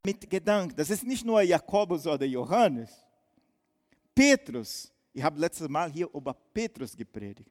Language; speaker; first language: German; non-native, fluent; Portuguese